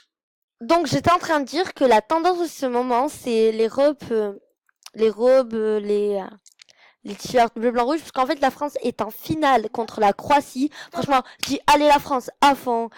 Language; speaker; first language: French; native; French